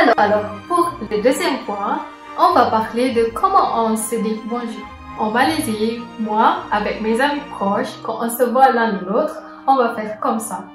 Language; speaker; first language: French; non-native, fluent; Malay